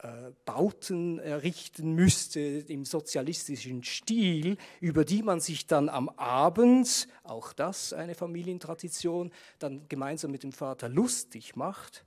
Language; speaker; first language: German; native; German